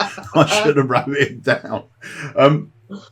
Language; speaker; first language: English; native; English